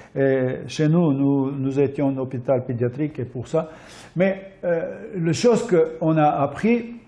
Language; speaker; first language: French; non-native, fluent; Armenian